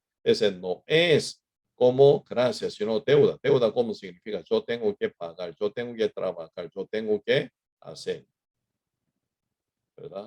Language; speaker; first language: Spanish; non-native, fluent; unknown